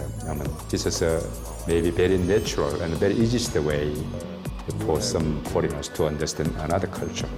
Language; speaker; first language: English; non-native, learner; Korean